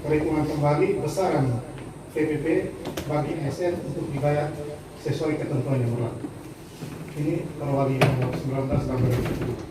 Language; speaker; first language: Indonesian; native; Indonesian